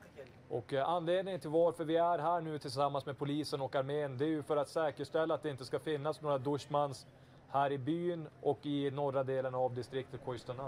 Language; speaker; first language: Swedish; native; Swedish